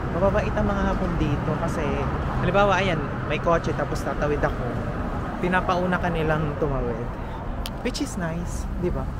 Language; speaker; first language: Filipino; native; Filipino